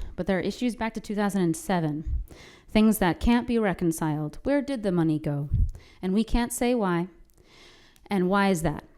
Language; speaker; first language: English; native; English